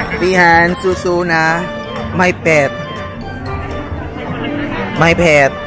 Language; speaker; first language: Thai; non-native, learner; Filipino